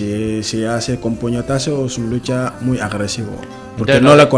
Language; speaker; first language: Spanish; non-native, learner; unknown